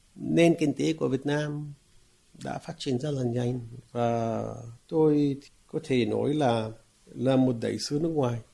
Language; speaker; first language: Vietnamese; non-native, fluent; Arabic